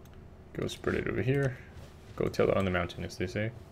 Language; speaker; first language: English; native; English